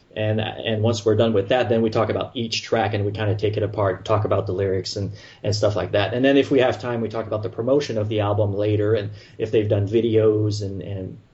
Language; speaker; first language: English; non-native, fluent; French